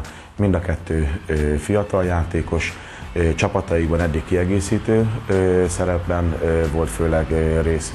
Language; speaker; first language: Hungarian; native; Hungarian